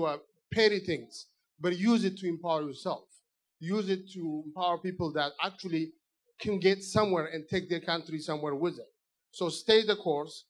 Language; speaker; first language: English; non-native, fluent; Amharic